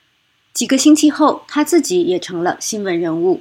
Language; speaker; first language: Chinese; native; Chinese